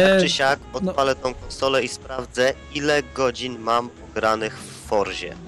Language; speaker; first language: Polish; native; Polish